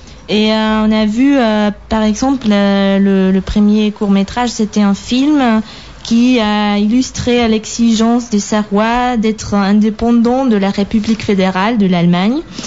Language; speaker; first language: French; non-native, fluent; German